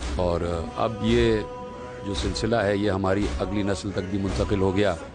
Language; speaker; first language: Urdu; native; Urdu